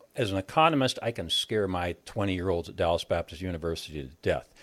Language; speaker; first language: English; native; English